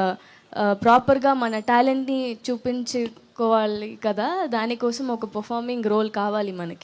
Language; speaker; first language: Telugu; non-native, learner; Tamil